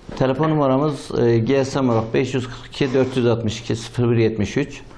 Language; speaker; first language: Turkish; native; Turkish